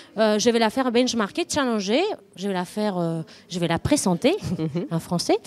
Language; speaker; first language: French; non-native, fluent; Spanish